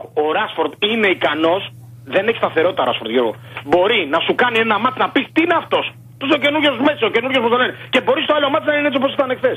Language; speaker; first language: Greek; native; Greek